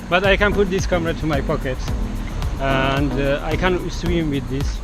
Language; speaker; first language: English; non-native, learner; Finnish